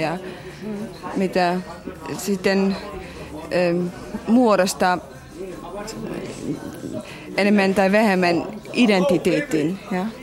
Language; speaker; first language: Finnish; non-native, fluent; German